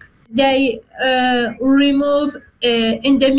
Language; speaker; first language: English; non-native, learner; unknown